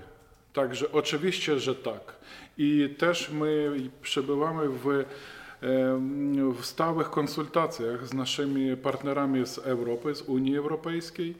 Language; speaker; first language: Polish; non-native, fluent; Ukrainian